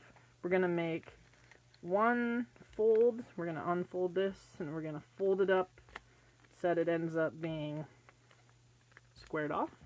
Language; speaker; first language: English; native; English